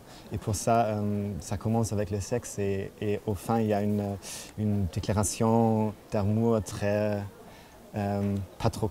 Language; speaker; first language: French; non-native, fluent; German